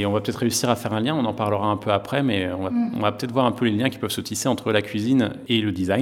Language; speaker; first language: French; native; French